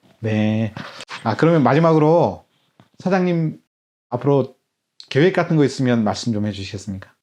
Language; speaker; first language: Korean; native; Korean